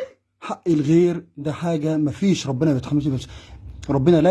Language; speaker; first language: Arabic; native; Arabic